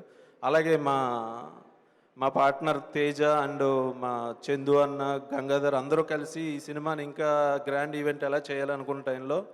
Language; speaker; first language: Telugu; native; Telugu